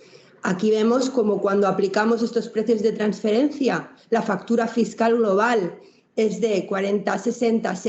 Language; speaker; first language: Spanish; native; Spanish